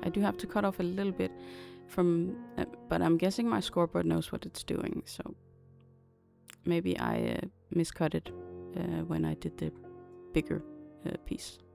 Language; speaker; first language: English; non-native, fluent; Danish